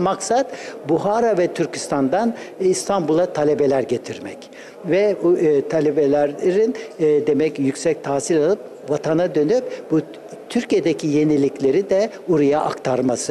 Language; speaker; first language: Turkish; early bilingual, other home language; Uzbek